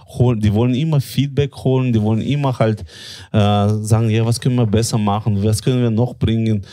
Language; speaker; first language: German; non-native, fluent; Latvian